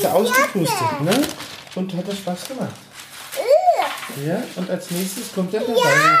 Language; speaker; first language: German; native; German